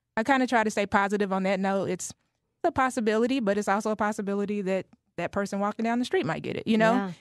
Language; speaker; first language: English; native; English